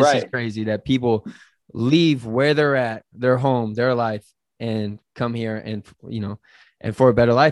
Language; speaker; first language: English; native; English